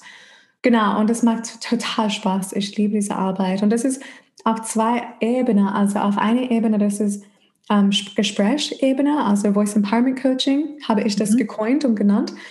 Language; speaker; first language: German; non-native, fluent; English